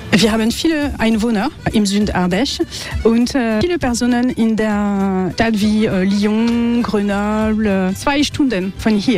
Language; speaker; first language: German; non-native, learner; French